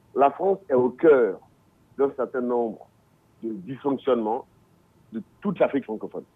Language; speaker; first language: French; non-native, local second language; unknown